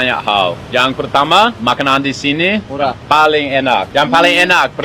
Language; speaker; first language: Indonesian; non-native, learner; English